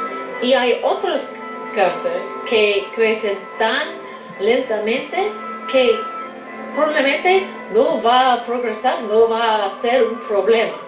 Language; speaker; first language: Spanish; non-native, fluent; English